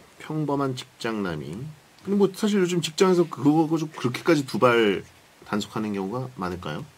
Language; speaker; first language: Korean; native; Korean